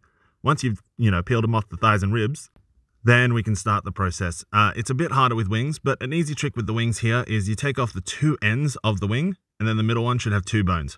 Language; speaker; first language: English; native; English